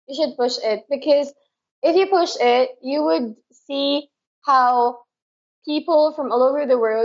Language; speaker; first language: English; non-native, local second language; Filipino